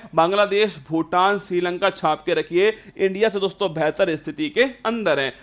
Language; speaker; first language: Hindi; native; Hindi